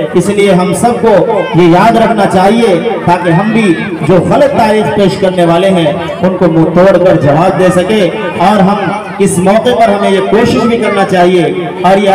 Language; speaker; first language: Urdu; native; Urdu